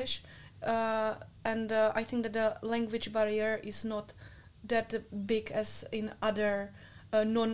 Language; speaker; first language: English; non-native, fluent; Czech